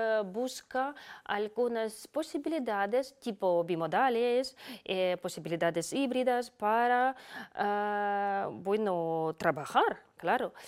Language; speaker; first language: Spanish; non-native, fluent; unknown